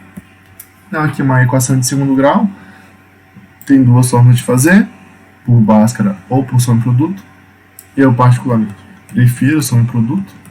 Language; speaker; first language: Portuguese; native; Portuguese